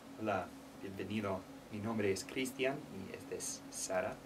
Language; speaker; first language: Spanish; non-native, learner; English